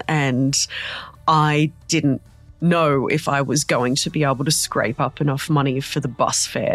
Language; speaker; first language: English; native; English